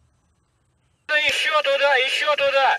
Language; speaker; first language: Russian; native; Russian